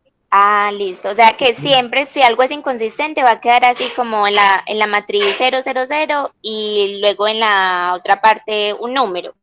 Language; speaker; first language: Spanish; native; Spanish